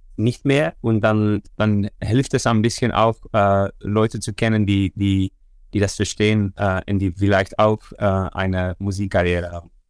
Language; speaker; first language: German; non-native, learner; Dutch